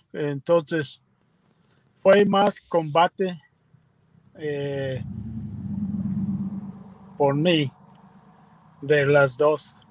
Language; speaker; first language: Spanish; non-native, learner; English